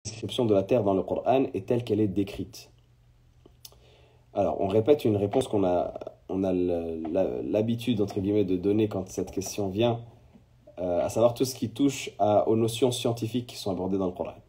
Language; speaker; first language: French; native; French